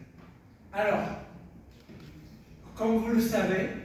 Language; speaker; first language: French; non-native, local second language; Tachelhit